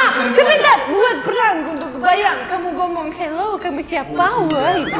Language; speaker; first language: Indonesian; non-native, learner; Russian